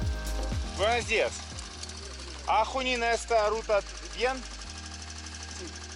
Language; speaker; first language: Spanish; non-native, learner; Russian